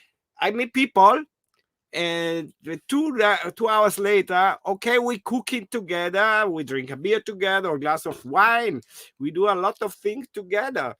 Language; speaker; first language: English; non-native, learner; German